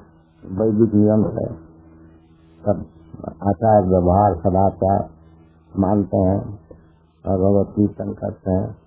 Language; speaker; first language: Hindi; non-native, local second language; Bangla